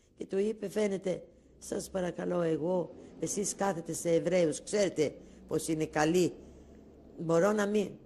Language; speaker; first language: Greek; non-native, local second language; Ladino